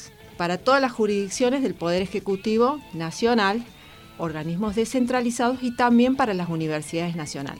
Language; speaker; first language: Spanish; native; Spanish